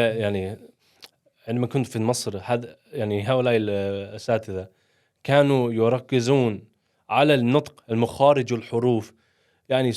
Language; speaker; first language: Arabic; non-native, learner; Swedish